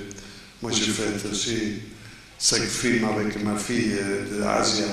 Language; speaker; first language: French; non-native, fluent; Italian